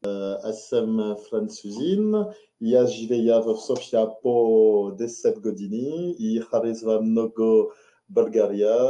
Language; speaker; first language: Bulgarian; non-native, learner; French